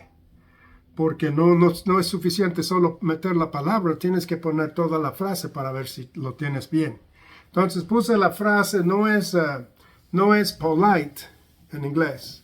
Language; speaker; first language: Spanish; non-native, fluent; English